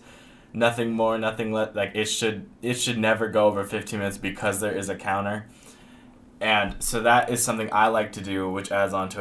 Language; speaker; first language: English; native; English